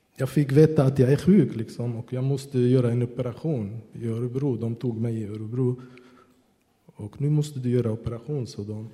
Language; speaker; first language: Swedish; non-native, fluent; Arabic